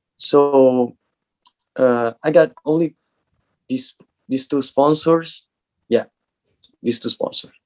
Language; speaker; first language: English; non-native, learner; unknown